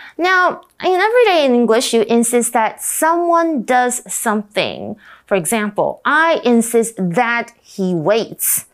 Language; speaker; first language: English; native; English